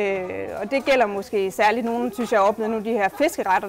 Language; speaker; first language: Danish; native; Danish